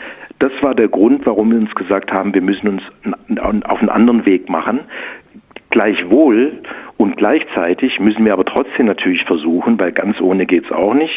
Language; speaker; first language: German; native; German